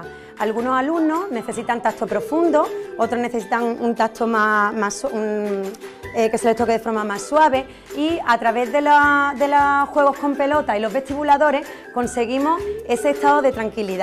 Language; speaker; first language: Spanish; native; Spanish